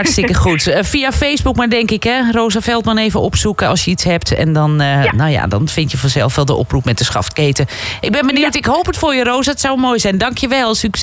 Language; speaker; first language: Dutch; native; Dutch